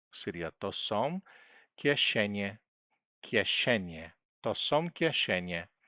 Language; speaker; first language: Polish; non-native, learner; Portuguese